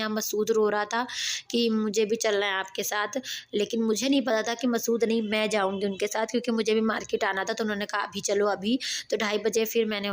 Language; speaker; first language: Hindi; native; Hindi